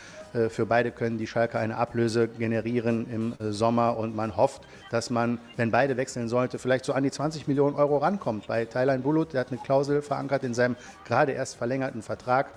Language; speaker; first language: German; native; German